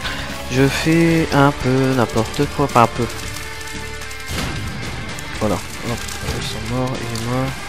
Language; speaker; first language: French; native; French